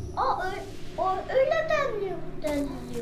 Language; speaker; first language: Turkish; early bilingual, heritage; German